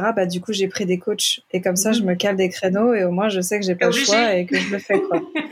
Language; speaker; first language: French; native; French